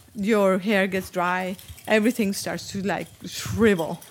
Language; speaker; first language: English; non-native, fluent; Spanish